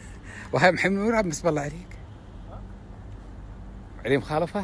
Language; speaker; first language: Arabic; native; Arabic